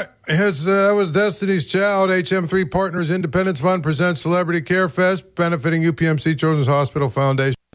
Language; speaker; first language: English; native; English